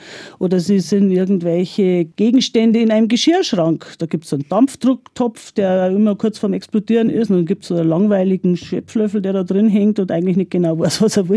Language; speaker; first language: German; native; German